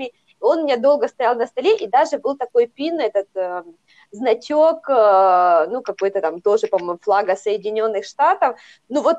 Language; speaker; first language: Russian; native; Russian